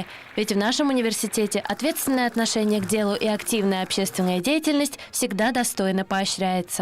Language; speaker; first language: Russian; native; Russian